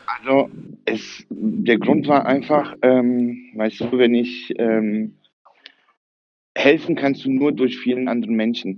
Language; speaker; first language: German; early bilingual, other home language; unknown